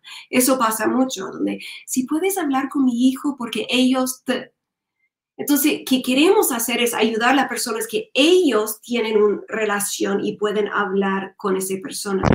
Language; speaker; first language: Spanish; non-native, learner; English